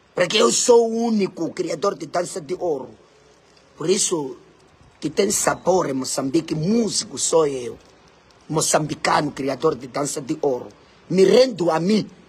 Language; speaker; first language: Portuguese; non-native, local second language; Makhuwa